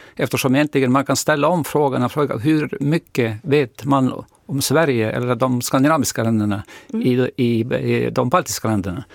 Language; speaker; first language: Swedish; non-native, fluent; Estonian